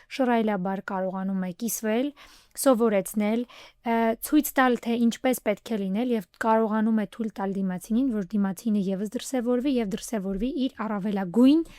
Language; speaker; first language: Armenian; native; Armenian